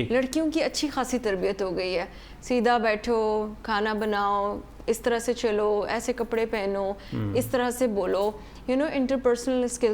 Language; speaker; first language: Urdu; non-native, local second language; Baluchi